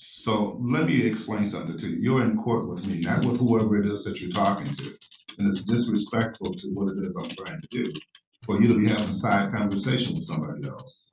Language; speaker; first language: English; native; English